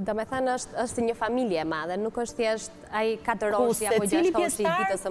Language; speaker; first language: Albanian; native; Albanian